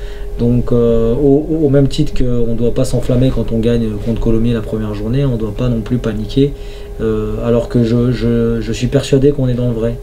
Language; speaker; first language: French; native; French